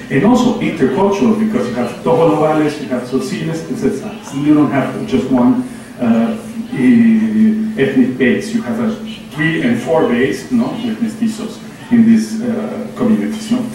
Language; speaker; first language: English; non-native, fluent; Spanish